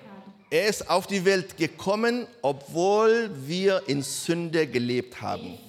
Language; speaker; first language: German; non-native, learner; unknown